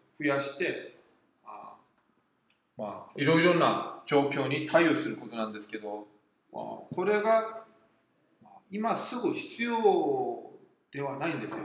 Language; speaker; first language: Japanese; non-native, fluent; Korean